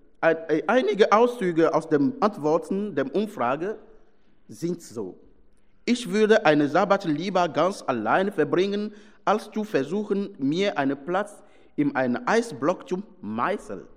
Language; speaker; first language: German; non-native, fluent; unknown